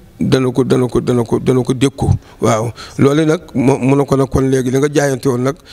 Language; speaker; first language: Wolof; native; Wolof